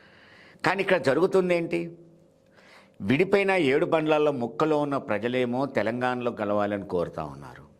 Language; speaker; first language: Telugu; native; Telugu